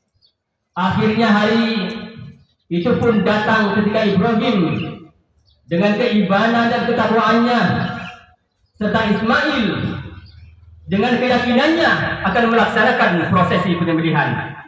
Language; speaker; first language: Indonesian; native; Indonesian